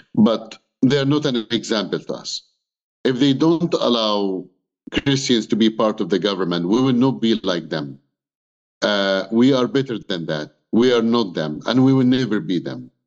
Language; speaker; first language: English; non-native, fluent; Arabic